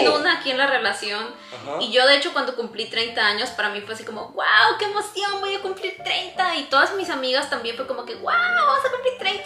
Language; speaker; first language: Spanish; native; Spanish